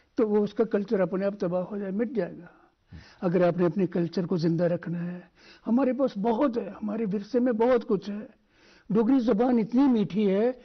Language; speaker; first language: Hindi; non-native, local second language; Dogri